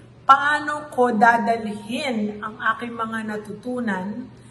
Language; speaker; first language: Filipino; native; Filipino